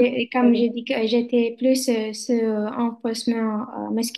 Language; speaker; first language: French; non-native, learner; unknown